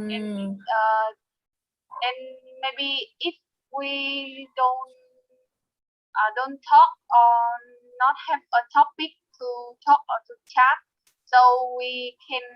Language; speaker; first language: English; non-native, learner; Vietnamese